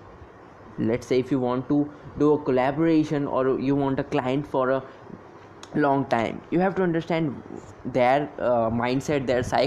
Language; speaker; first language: English; non-native, local second language; Hindi